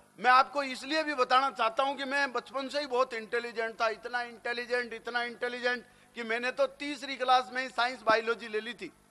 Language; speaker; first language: Hindi; native; Hindi